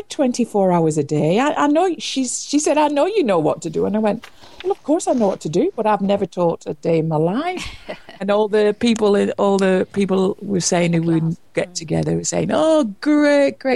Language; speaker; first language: English; native; English